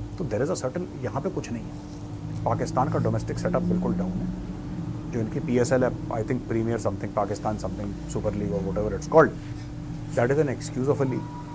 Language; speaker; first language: Hindi; native; Hindi